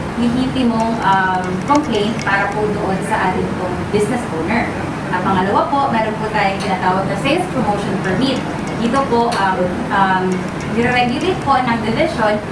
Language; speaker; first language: Filipino; non-native, local second language; Masbatenyo